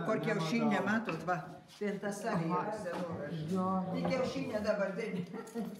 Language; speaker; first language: Lithuanian; native; Lithuanian